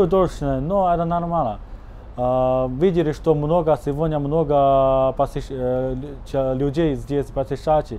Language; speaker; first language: Russian; non-native, learner; Chinese